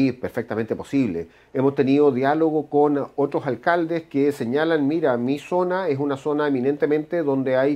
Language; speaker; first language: Spanish; native; Spanish